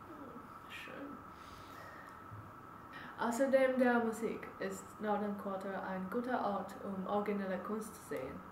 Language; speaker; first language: German; non-native, learner; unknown